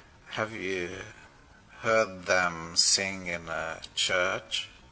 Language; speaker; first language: English; non-native, fluent; Hungarian